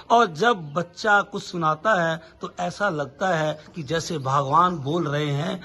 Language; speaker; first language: Hindi; non-native, local second language; Punjabi